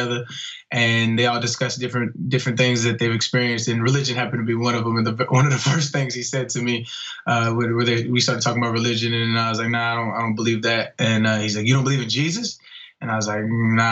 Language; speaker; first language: English; native; English